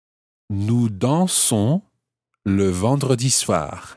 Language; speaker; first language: French; non-native, fluent; English